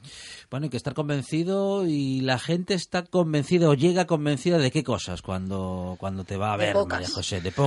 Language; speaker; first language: Spanish; native; Spanish